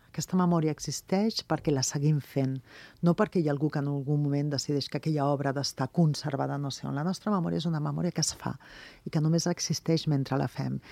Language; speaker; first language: Catalan; non-native, local second language; Spanish